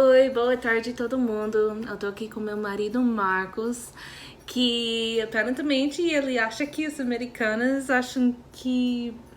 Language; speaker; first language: Portuguese; non-native, fluent; English